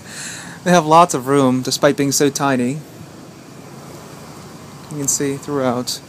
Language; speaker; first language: English; native; English